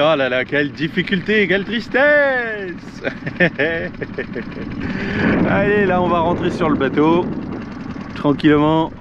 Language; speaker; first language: French; native; French